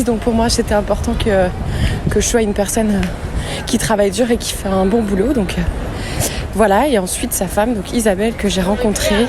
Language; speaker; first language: French; native; French